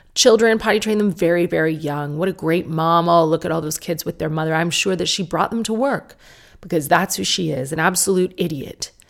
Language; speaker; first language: English; native; English